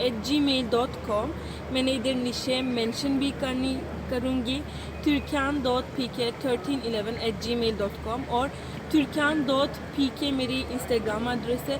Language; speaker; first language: Hindi; non-native, fluent; Turkish